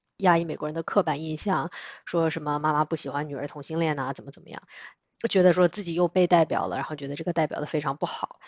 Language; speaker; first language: Chinese; native; Chinese